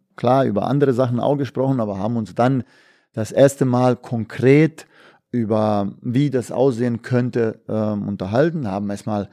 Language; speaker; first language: German; non-native, fluent; Bosnian